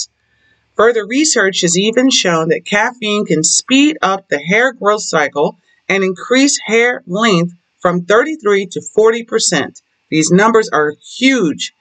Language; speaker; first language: English; native; English